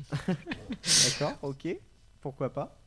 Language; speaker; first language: French; native; French